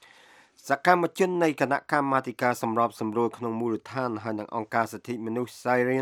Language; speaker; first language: Khmer; native; Khmer